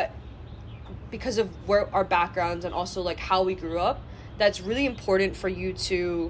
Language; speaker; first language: English; non-native, local second language; Cantonese